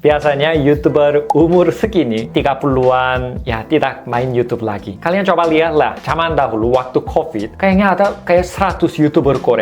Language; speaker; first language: Indonesian; non-native, fluent; Korean